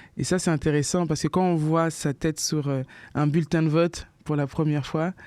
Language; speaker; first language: French; native; French